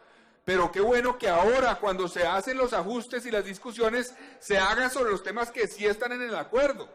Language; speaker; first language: Spanish; native; Spanish